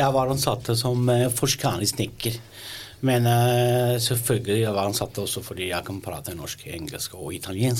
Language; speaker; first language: Norwegian; non-native, learner; Italian